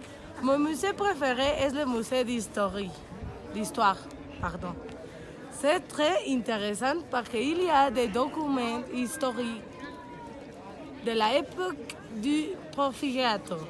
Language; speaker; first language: French; non-native, learner; Spanish